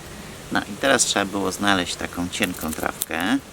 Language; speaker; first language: Polish; native; Polish